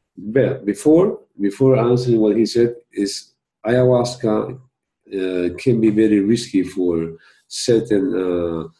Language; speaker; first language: English; non-native, fluent; Spanish